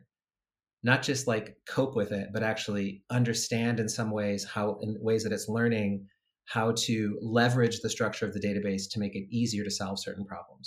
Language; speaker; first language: English; native; English